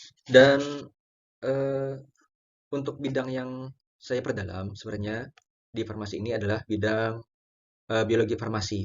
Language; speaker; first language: Indonesian; native; Indonesian